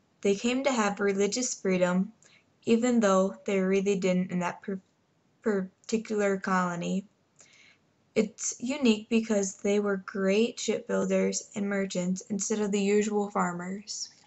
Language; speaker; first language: English; native; English